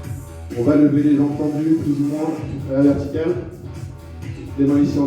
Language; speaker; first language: French; native; French